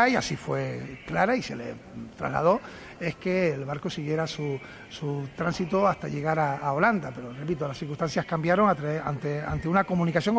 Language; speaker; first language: Spanish; native; Spanish